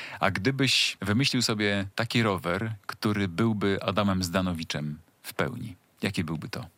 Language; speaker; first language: Polish; native; Polish